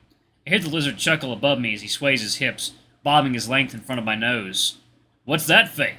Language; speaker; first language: English; native; English